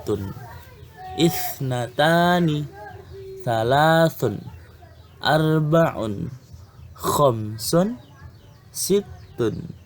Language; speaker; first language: Arabic; non-native, fluent; Indonesian